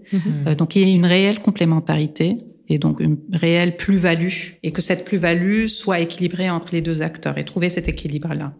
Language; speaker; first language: French; non-native, local second language; Armenian